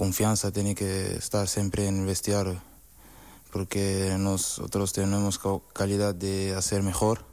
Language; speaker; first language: Spanish; non-native, learner; Portuguese